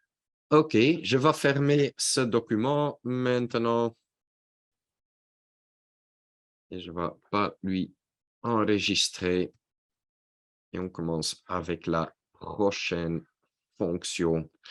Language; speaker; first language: French; non-native, local second language; Dutch